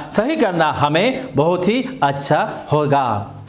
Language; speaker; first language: Hindi; non-native, local second language; Assamese